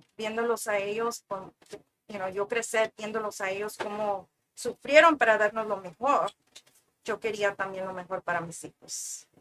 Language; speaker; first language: Spanish; early bilingual, heritage; Spanish